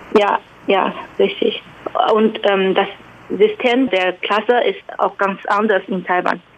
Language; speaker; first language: German; non-native, fluent; Chinese